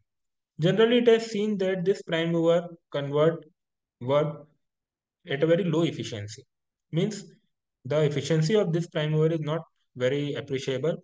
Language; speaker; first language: English; non-native, local second language; Hindi